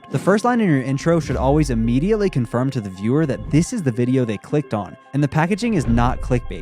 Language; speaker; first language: English; native; English